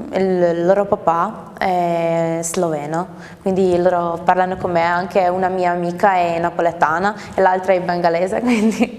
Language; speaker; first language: Italian; early bilingual, other home language; German